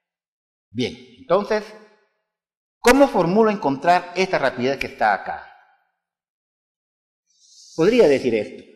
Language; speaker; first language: Spanish; native; Spanish